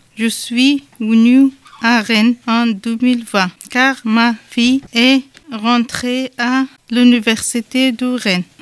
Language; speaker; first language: French; non-native, learner; Persian